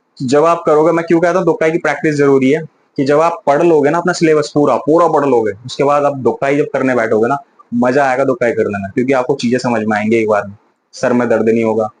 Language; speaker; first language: Hindi; native; Hindi